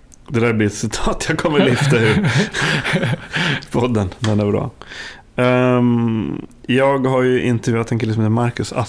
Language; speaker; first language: Swedish; native; Swedish